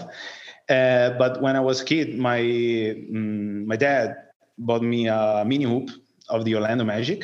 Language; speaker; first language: English; non-native, fluent; Italian